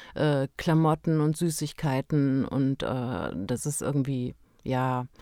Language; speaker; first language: German; early bilingual, other home language; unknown